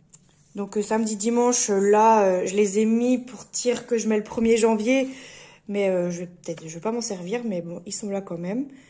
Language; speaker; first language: French; native; French